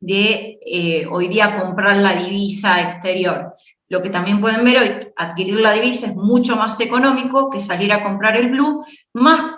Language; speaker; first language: Spanish; native; Spanish